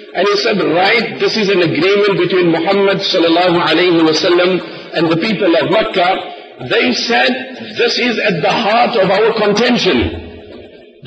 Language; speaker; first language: English; native; English